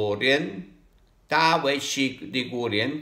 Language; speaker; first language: Chinese; non-native, learner; Italian